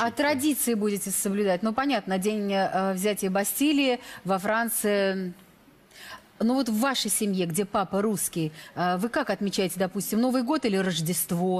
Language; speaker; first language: Russian; native; Russian